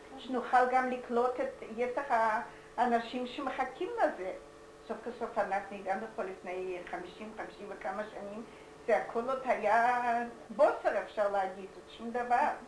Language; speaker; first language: Hebrew; non-native, fluent; Yiddish